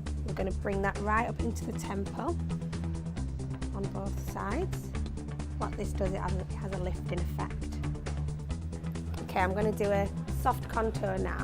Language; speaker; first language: English; native; English